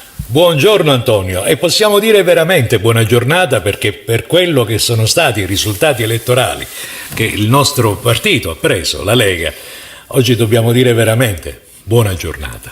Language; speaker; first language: Italian; native; Italian